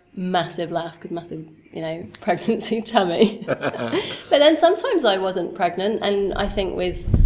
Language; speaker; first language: English; native; English